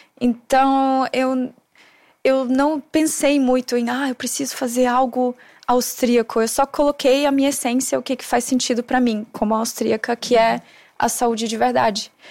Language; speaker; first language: Portuguese; non-native, fluent; German